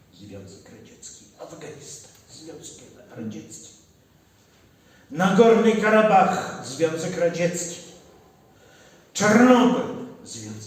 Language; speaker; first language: Polish; non-native, learner; Ukrainian